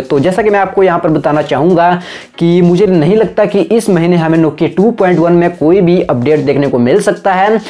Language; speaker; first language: Hindi; native; Hindi